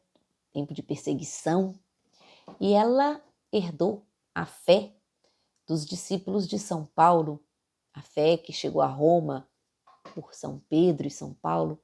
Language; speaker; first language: Portuguese; native; Portuguese